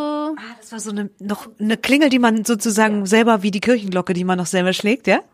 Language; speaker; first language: German; native; German